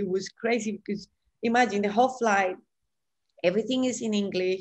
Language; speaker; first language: English; non-native, fluent; Spanish